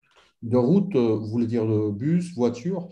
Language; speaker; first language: French; non-native, fluent; Italian